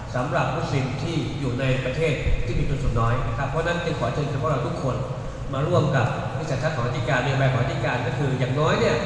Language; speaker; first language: Thai; non-native, local second language; Malay